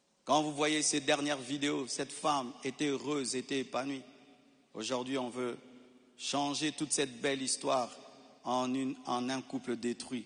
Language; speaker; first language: French; non-native, local second language; Lingala